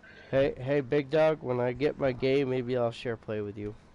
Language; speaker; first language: English; native; English